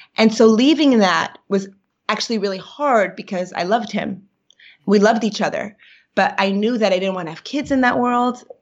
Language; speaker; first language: English; native; English